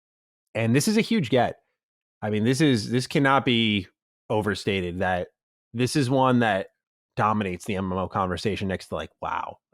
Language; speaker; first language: English; native; English